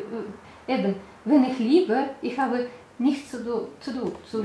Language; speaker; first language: German; non-native, learner; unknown